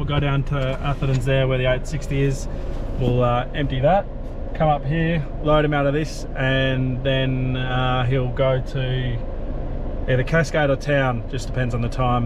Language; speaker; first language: English; native; English